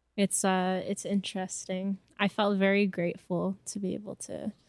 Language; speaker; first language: English; non-native, fluent; French